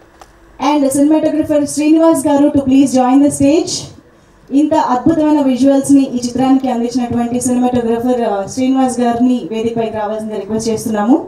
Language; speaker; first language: Telugu; native; Telugu